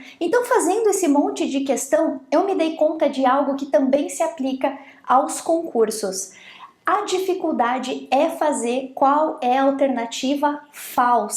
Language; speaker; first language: Portuguese; native; Portuguese